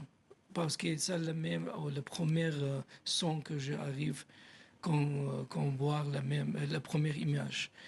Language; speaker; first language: French; non-native, learner; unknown